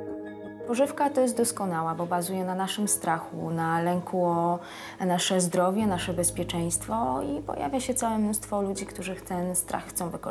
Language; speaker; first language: Polish; native; Polish